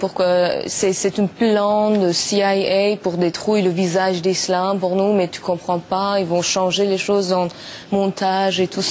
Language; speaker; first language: French; non-native, learner; Persian